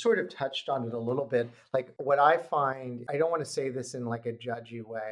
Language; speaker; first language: English; native; English